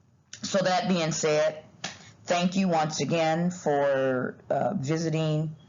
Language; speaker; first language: English; native; English